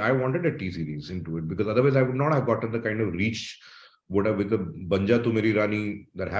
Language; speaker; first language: English; non-native, local second language; Malayalam